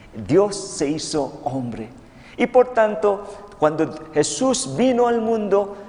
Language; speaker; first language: Spanish; non-native, fluent; Filipino